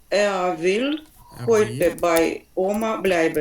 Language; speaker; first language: German; non-native, learner; Ukrainian